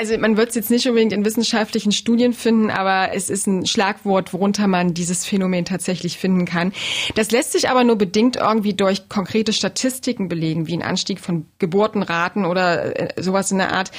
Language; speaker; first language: German; native; German